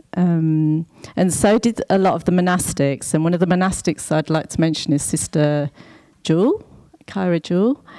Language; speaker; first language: English; native; English